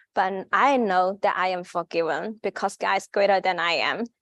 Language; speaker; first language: English; non-native, fluent; Chinese